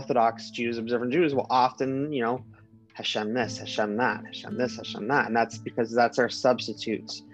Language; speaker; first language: English; native; English